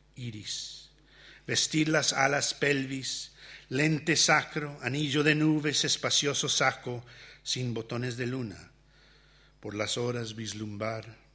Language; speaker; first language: Spanish; early bilingual, heritage; Spanish